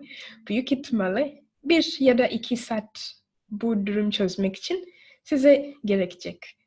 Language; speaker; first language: Turkish; non-native, learner; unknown